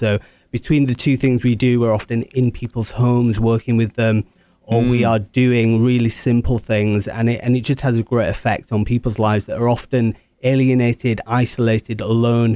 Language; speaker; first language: English; native; English